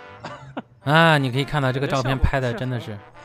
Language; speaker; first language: Chinese; native; Chinese